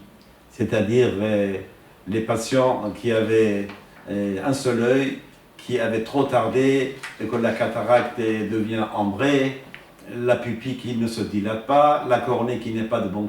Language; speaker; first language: French; non-native, fluent; Persian